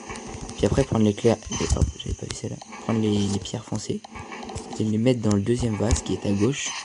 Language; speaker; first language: French; native; French